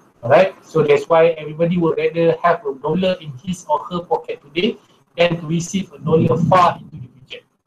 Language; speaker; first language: English; non-native, local second language; Malay